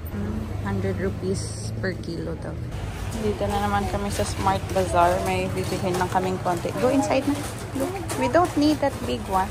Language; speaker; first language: Filipino; non-native, local second language; Hiligaynon